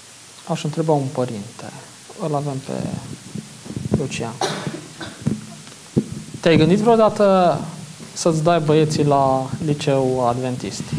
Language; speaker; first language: Romanian; native; Romanian